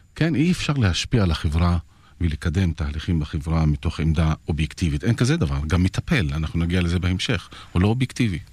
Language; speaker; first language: Hebrew; non-native, local second language; Arabic